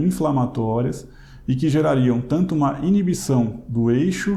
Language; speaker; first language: Portuguese; native; Portuguese